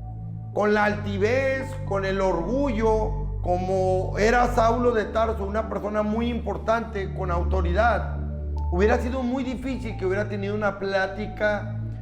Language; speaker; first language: Spanish; native; Spanish